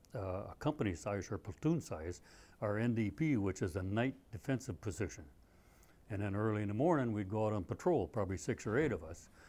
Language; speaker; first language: English; native; English